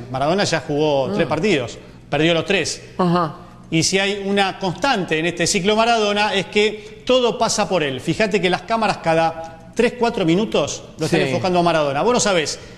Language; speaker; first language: Spanish; native; Spanish